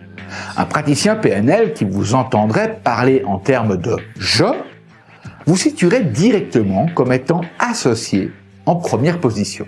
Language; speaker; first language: French; native; French